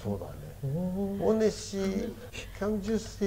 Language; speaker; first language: Japanese; native; Japanese